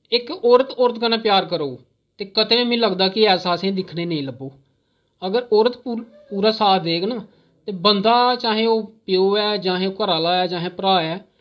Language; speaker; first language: Punjabi; non-native, local second language; Dogri